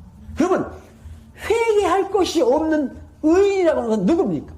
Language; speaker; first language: Korean; native; Korean